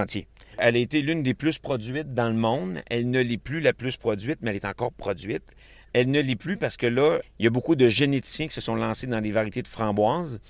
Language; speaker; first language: French; native; French